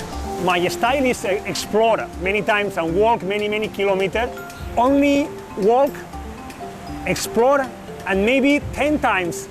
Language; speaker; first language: English; non-native, learner; Spanish